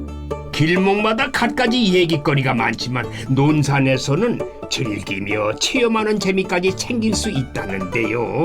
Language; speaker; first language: Korean; native; Korean